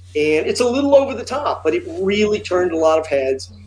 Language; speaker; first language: English; native; English